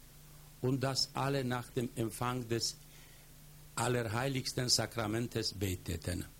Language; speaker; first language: German; non-native, fluent; Polish